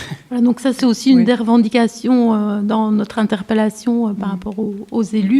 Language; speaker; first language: French; native; French